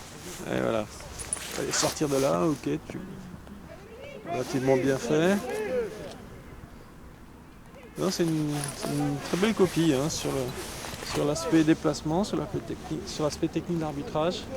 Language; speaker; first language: French; native; French